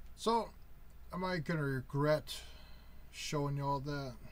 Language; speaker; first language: English; native; English